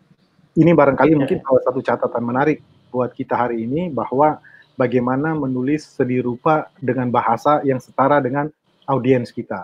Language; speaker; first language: Indonesian; native; Indonesian